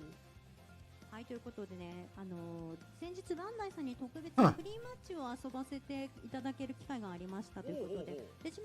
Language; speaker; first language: Japanese; native; Japanese